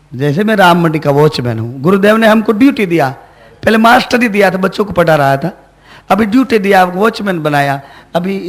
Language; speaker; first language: Hindi; non-native, local second language; Gujarati